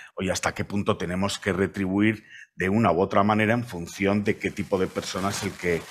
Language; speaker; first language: Spanish; native; Spanish